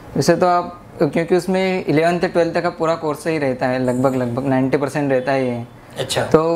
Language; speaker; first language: Hindi; native; Hindi